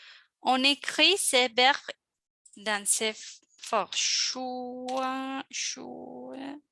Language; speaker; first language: French; non-native, fluent; Spanish